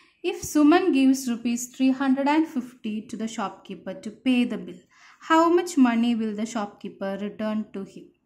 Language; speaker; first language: English; non-native, local second language; Malayalam